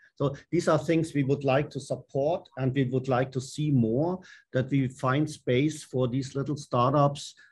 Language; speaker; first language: English; non-native, fluent; German